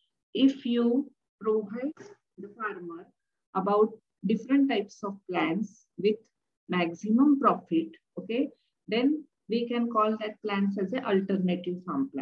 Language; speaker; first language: English; non-native, local second language; Marathi